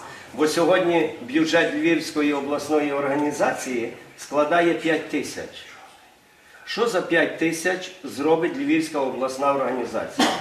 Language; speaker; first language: Ukrainian; native; Ukrainian